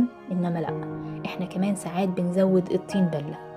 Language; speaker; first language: Arabic; native; Arabic